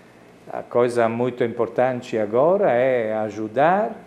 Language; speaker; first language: Spanish; non-native, fluent; Italian